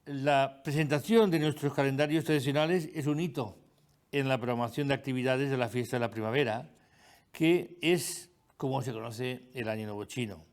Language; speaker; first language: Spanish; native; Spanish